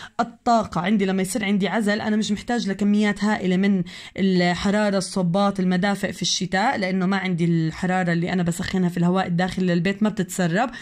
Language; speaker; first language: Arabic; native; Arabic